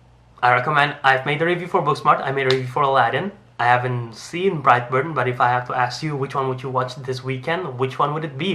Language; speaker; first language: English; non-native, fluent; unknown